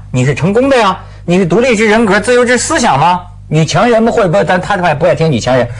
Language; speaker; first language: Chinese; native; Chinese